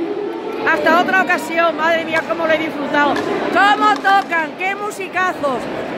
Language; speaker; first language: Spanish; native; Spanish